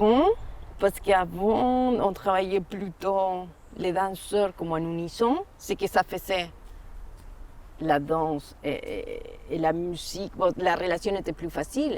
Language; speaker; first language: French; non-native, fluent; Spanish